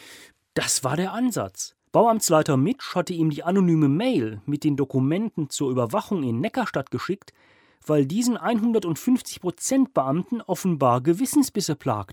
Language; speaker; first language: German; native; German